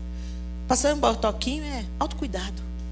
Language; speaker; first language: Portuguese; native; Portuguese